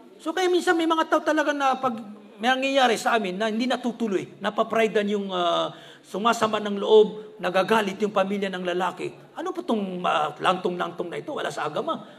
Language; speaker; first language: Filipino; non-native, local second language; Maranao